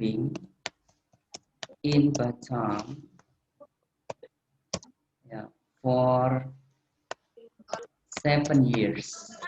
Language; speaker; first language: English; non-native, fluent; Indonesian